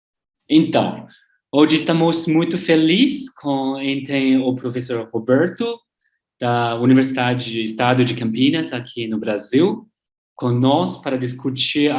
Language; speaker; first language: Portuguese; non-native, learner; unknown